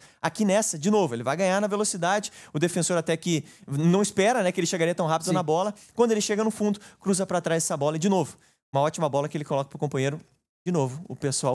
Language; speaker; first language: Portuguese; native; Portuguese